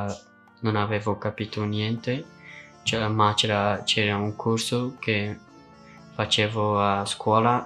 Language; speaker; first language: Italian; non-native, learner; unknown